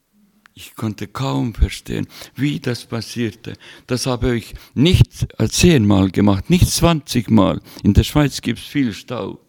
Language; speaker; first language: German; non-native, fluent; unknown